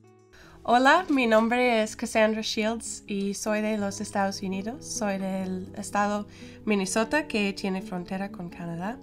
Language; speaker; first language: Spanish; non-native, fluent; English